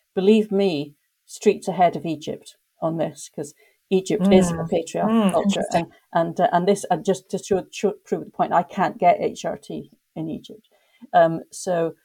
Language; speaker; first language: English; native; English